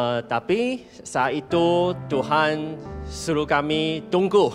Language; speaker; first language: Indonesian; non-native, fluent; Chinese